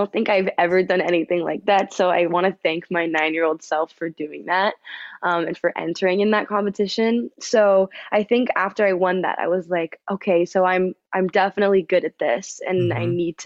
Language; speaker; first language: English; native; English